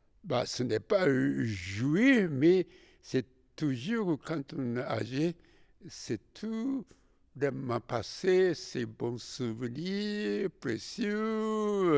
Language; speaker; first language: French; non-native, fluent; Japanese